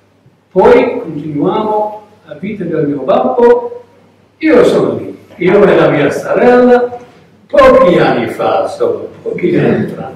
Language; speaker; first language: Italian; non-native, learner; English